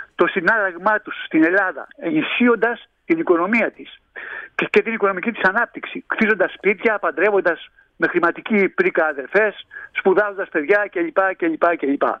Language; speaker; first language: Greek; native; Greek